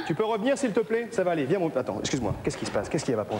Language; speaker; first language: French; native; French